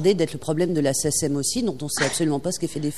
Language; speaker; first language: French; native; French